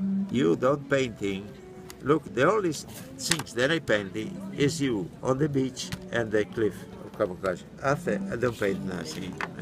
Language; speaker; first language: English; non-native, learner; Italian